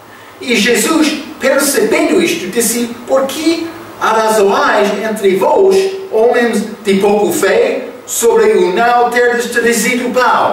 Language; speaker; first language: Portuguese; non-native, fluent; English